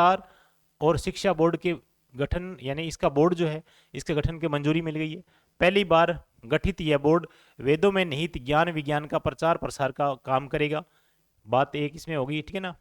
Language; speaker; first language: Hindi; native; Hindi